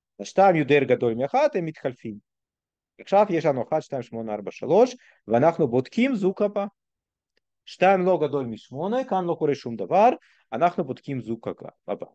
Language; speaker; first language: Hebrew; non-native, fluent; Russian